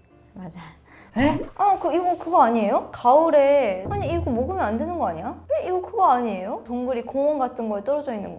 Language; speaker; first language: Korean; non-native, fluent; Japanese